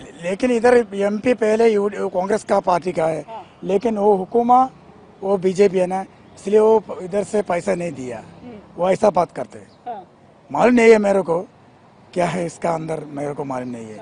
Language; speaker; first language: Hindi; non-native, local second language; Malayalam